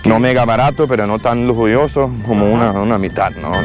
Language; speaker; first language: Spanish; non-native, fluent; German